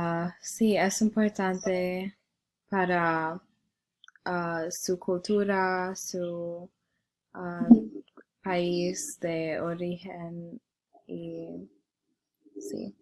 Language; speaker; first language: Spanish; non-native, learner; English